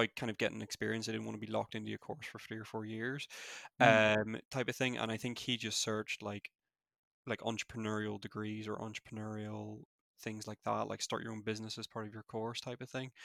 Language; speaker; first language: English; native; English